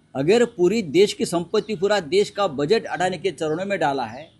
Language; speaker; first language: Hindi; non-native, local second language; Marathi